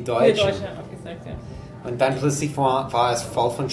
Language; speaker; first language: German; non-native, fluent; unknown